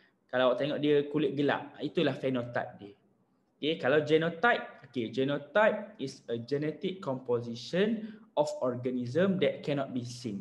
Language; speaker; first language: English; non-native, local second language; Malay